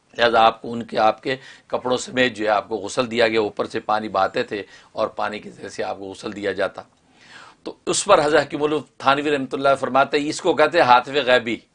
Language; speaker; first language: Urdu; native; Urdu